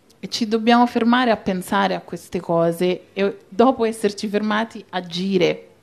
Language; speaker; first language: Italian; native; Italian